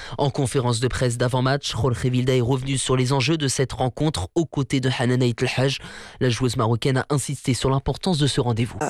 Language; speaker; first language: French; non-native, local second language; Arabic